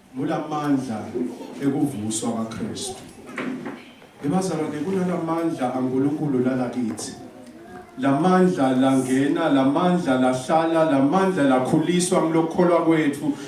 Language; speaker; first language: Zulu; non-native, local second language; Swati